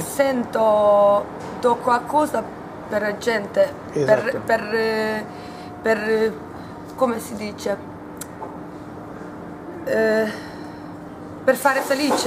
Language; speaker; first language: Italian; non-native, learner; Hungarian